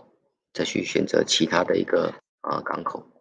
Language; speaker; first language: Chinese; native; Chinese